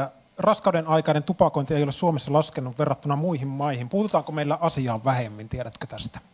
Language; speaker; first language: Finnish; native; Finnish